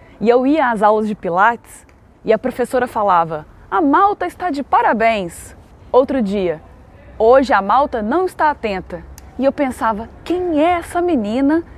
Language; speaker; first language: Portuguese; native; Portuguese